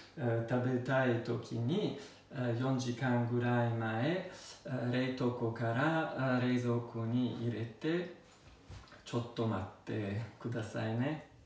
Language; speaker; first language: Japanese; non-native, learner; Italian